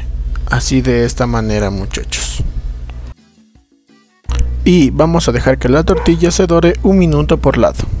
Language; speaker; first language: Spanish; native; Spanish